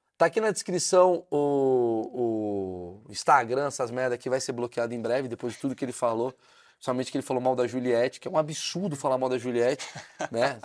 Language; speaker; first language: Portuguese; native; Portuguese